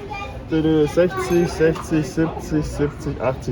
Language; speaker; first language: German; native; German